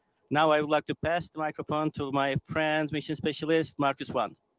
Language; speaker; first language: English; non-native, fluent; Turkish